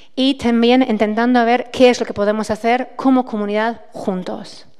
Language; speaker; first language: Spanish; non-native, fluent; English